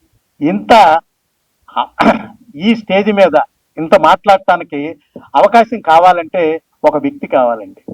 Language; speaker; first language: Telugu; native; Telugu